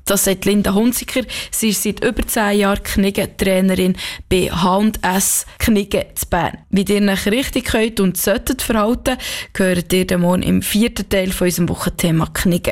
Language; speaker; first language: German; native; German